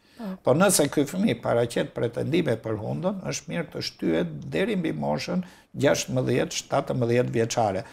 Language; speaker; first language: Albanian; native; Albanian